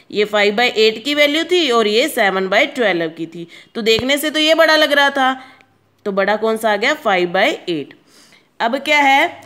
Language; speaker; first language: Hindi; non-native, local second language; Punjabi